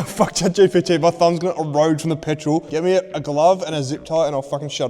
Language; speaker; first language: English; native; English